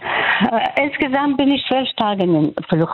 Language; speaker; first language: German; non-native, fluent; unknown